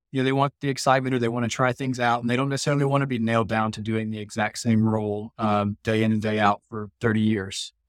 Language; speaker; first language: English; native; English